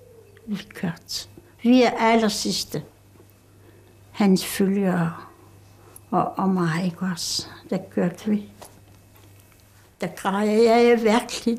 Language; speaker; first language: Danish; non-native, local second language; Kalaallisut